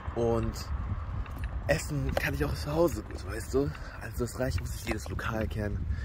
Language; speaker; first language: German; native; German